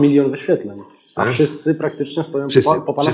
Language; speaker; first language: Polish; native; Polish